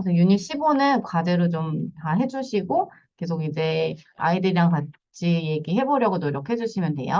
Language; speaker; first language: Korean; native; Korean